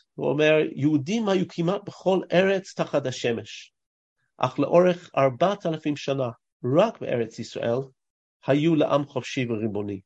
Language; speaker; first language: Hebrew; non-native, fluent; English